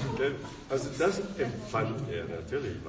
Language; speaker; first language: German; non-native, fluent; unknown